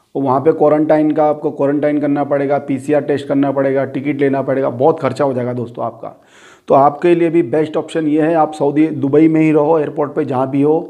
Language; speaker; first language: Hindi; native; Hindi